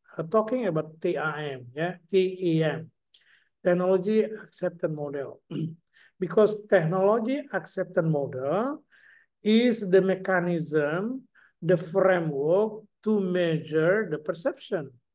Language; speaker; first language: English; non-native, fluent; Indonesian